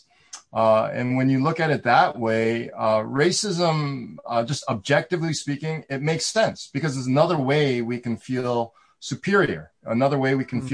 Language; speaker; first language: English; native; English